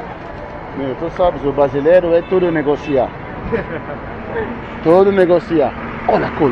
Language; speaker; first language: Spanish; non-native, learner; English